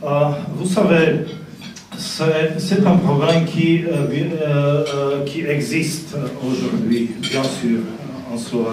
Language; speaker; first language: French; non-native, fluent; Slovak